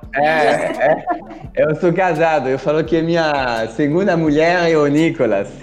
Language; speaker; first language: Portuguese; non-native, fluent; French